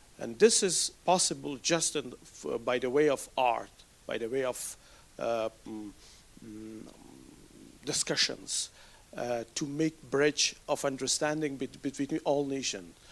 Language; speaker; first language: English; non-native, fluent; Persian